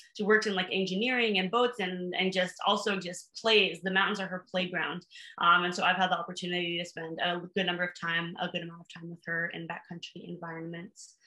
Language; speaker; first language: English; native; English